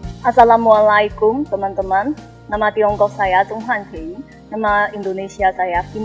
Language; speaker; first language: Indonesian; non-native, learner; Chinese